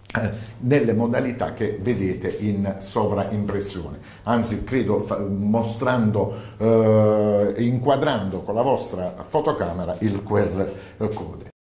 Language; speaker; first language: Italian; native; Italian